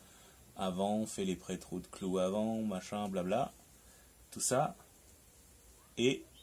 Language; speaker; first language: French; native; French